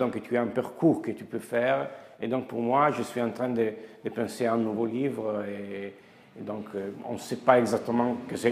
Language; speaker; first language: French; non-native, fluent; Italian